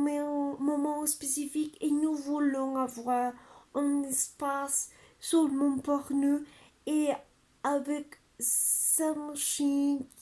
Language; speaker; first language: French; non-native, learner; Spanish